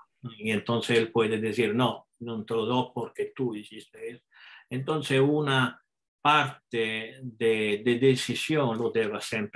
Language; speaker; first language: Spanish; non-native, fluent; Italian